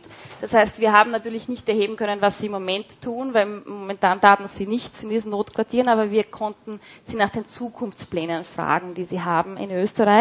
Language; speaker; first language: German; native; German